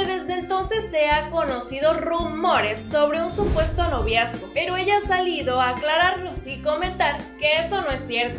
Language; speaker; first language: Spanish; native; Spanish